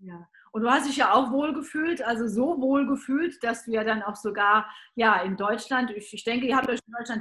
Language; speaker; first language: German; native; German